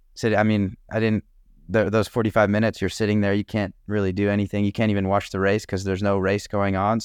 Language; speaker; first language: English; native; English